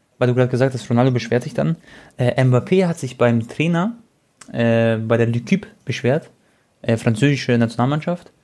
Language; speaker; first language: German; early bilingual, other home language; Croatian